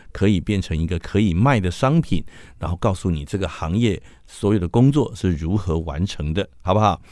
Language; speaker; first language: Chinese; native; Chinese